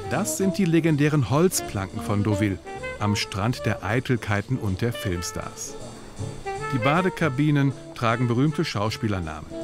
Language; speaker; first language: German; native; German